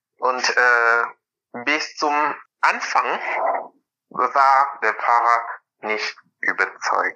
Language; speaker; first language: German; non-native, fluent; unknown